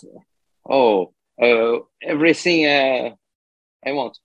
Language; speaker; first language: English; non-native, learner; French